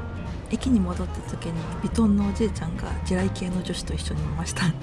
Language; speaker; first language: Japanese; native; Japanese